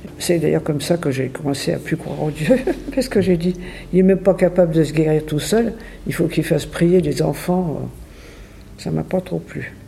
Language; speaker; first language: French; native; French